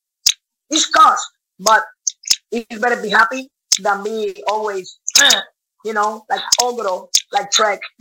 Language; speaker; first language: English; non-native, learner; Spanish